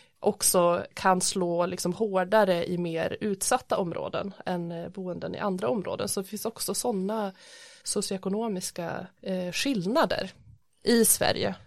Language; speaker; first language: Swedish; native; Swedish